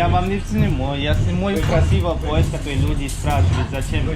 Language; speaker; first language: Russian; non-native, learner; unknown